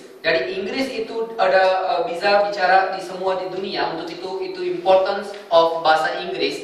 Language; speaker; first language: Indonesian; non-native, fluent; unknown